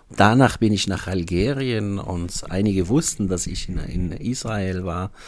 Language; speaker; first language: German; non-native, fluent; Arabic